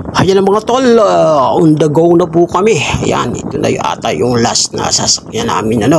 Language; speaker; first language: Filipino; non-native, local second language; Bikol